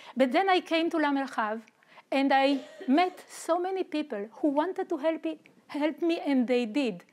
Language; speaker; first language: English; non-native, fluent; Romanian